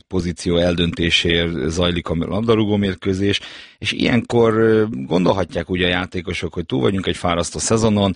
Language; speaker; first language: Hungarian; native; Hungarian